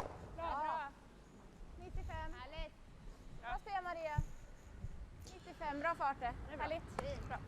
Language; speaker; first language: Swedish; native; Swedish